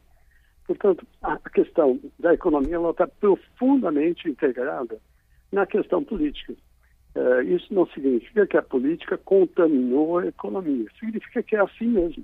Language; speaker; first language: Portuguese; native; Portuguese